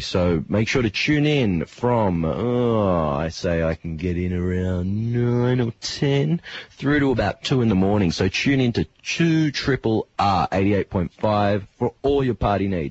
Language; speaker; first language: English; native; English